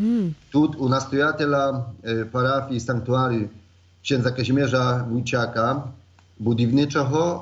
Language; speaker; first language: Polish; non-native, learner; Ukrainian